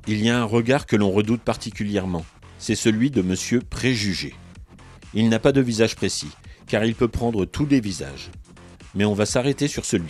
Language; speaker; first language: French; native; French